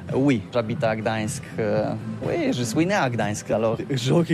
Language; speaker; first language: French; non-native, learner; Polish